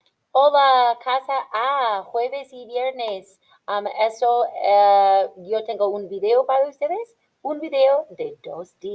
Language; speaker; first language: Spanish; non-native, fluent; English